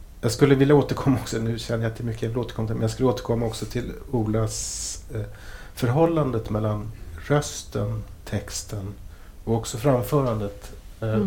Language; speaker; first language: Swedish; native; Swedish